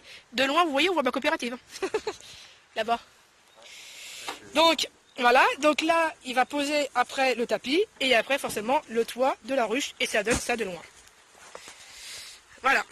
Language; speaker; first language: French; native; French